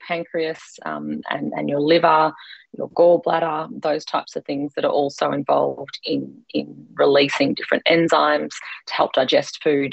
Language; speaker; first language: English; native; English